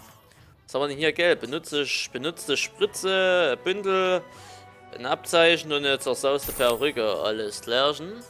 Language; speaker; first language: German; native; German